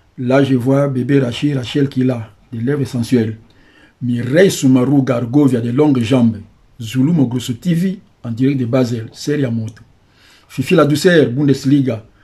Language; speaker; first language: French; non-native, local second language; Lingala